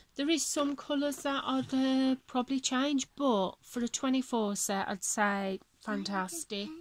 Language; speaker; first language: English; native; English